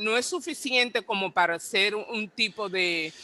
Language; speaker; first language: Spanish; non-native, fluent; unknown